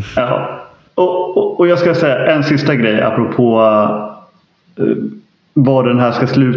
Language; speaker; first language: Swedish; native; Swedish